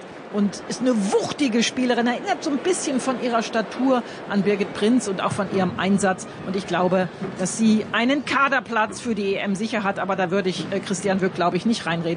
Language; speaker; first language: German; native; German